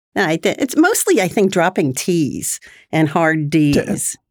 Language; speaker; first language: English; native; English